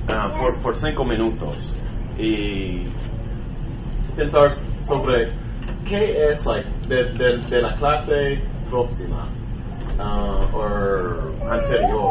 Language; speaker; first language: Spanish; non-native, learner; English